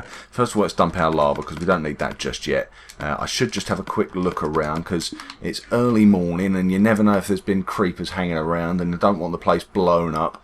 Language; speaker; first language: English; native; English